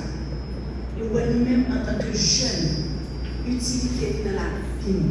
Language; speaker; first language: French; non-native, local second language; Haitian Creole